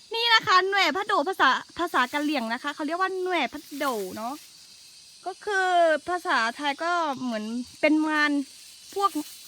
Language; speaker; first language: Thai; non-native, local second language; S'gaw Karen